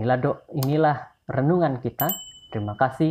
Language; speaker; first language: Indonesian; native; Indonesian